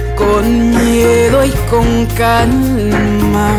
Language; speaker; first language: Galician; native; Galician